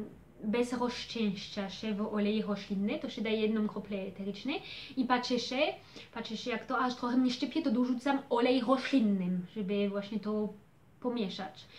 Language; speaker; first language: Polish; early bilingual, heritage; Polish